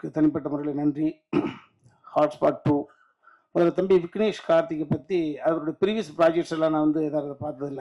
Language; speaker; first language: Tamil; native; Tamil